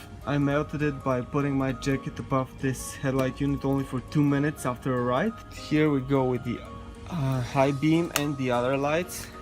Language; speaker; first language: English; non-native, fluent; Bulgarian